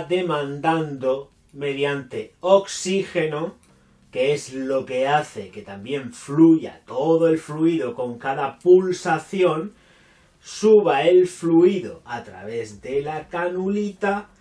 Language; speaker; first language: Spanish; native; Spanish